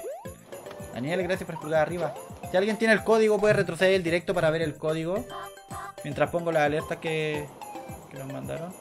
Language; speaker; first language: Spanish; native; Spanish